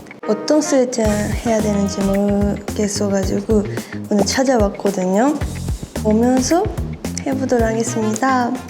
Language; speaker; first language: Korean; non-native, fluent; Japanese